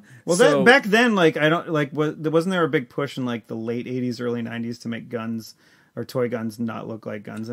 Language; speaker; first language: English; native; English